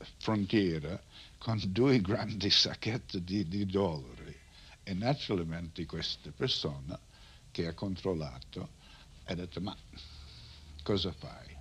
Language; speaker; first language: Italian; non-native, learner; English